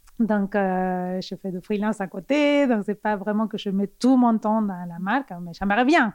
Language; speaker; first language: French; non-native, fluent; Spanish